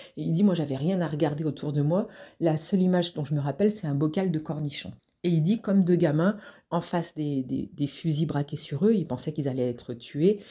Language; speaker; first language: French; native; French